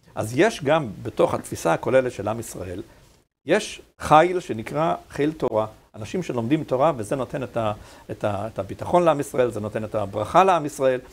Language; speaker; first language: Hebrew; native; Hebrew